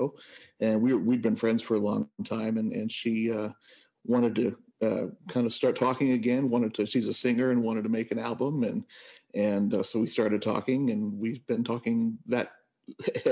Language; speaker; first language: English; native; English